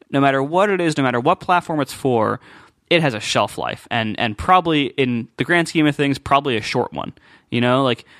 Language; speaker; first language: English; native; English